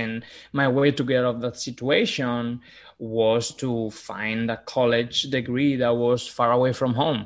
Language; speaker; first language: English; non-native, fluent; Spanish